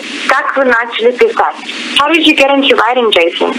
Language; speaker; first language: English; non-native, fluent; Russian